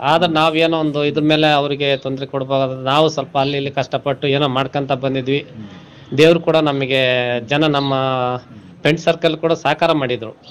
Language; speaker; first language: Kannada; non-native, local second language; Telugu